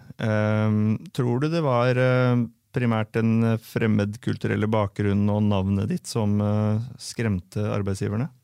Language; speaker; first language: Norwegian; native; Norwegian